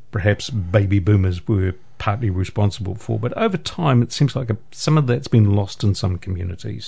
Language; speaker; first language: English; native; English